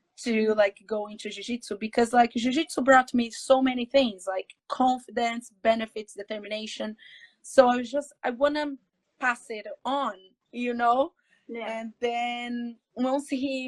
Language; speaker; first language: English; non-native, fluent; Portuguese